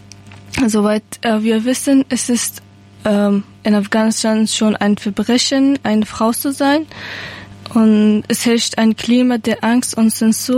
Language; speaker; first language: German; non-native, learner; Persian